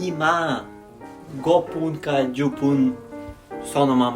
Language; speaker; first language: Japanese; non-native, learner; Serbian